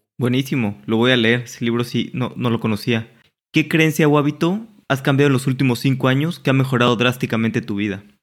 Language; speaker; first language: Spanish; native; Spanish